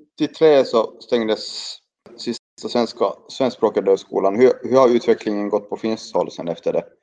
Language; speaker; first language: Swedish; native; Swedish